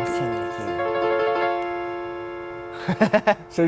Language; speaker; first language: French; non-native, fluent; Japanese